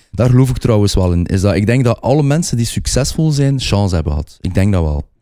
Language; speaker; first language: Dutch; native; Dutch